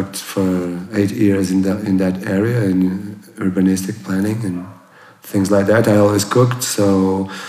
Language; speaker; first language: English; non-native, fluent; Portuguese